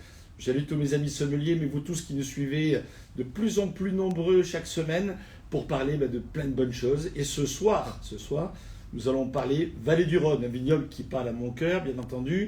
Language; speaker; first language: French; native; French